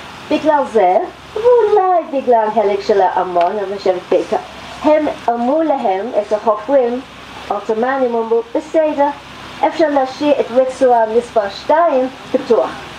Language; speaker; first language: Hebrew; non-native, fluent; English